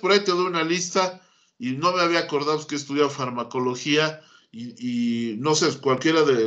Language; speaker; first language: Spanish; native; Spanish